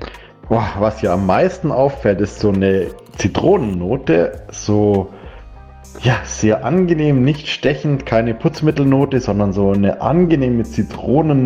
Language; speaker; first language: German; native; German